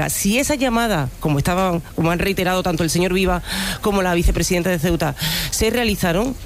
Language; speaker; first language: Spanish; native; Spanish